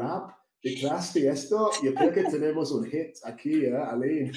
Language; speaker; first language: Spanish; non-native, fluent; English